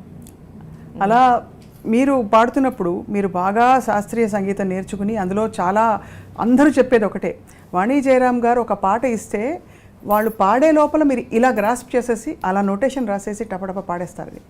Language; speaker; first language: Telugu; native; Telugu